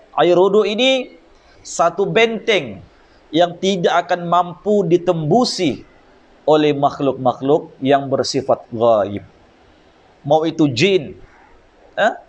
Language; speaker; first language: Malay; native; Malay